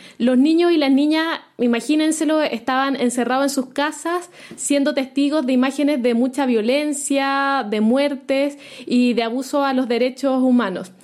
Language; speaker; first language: Spanish; native; Spanish